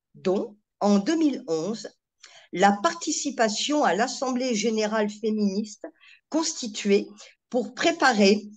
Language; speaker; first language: French; native; French